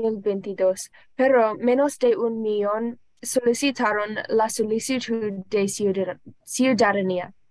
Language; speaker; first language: Spanish; non-native, learner; English